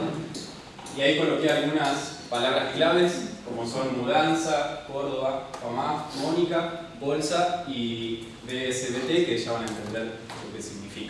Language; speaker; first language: Spanish; native; Spanish